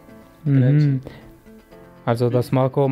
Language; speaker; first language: German; non-native, local second language; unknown